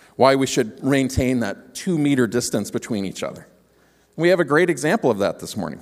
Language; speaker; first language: English; native; English